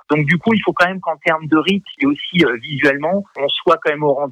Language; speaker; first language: French; native; French